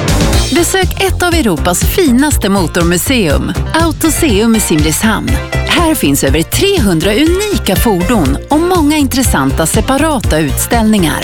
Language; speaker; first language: Swedish; native; Swedish